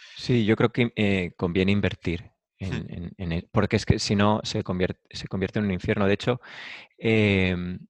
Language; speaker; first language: Spanish; native; Spanish